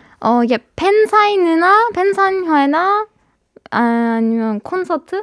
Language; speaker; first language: Korean; non-native, fluent; Persian